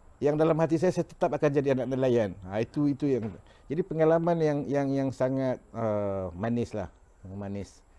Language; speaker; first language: Malay; non-native, local second language; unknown